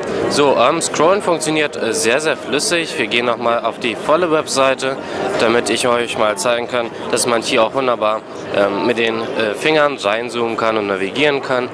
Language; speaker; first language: German; native; German